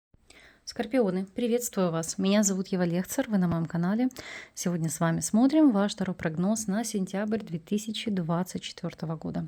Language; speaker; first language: Russian; native; Russian